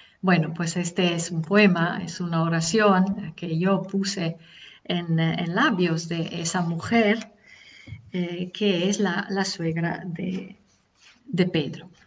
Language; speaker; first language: Spanish; non-native, fluent; Italian